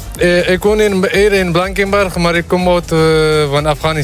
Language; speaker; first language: Dutch; non-native, learner; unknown